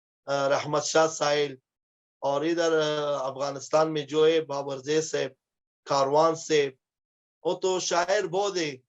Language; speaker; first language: Hindi; non-native, fluent; Pashto